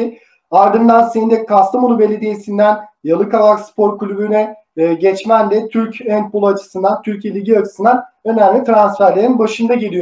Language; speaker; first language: Turkish; native; Turkish